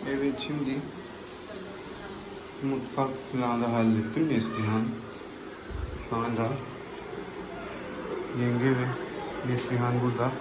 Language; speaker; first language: Turkish; non-native, learner; Urdu